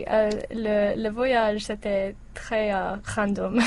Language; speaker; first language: French; non-native, learner; English